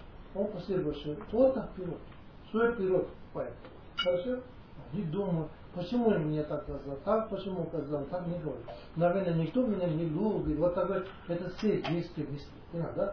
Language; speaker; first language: Russian; non-native, learner; Tibetan